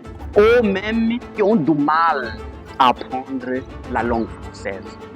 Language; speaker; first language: French; non-native, fluent; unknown